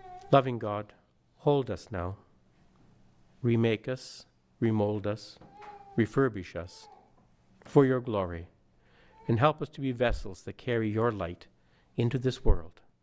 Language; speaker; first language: English; native; English